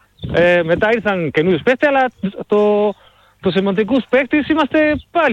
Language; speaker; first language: Greek; non-native, learner; Spanish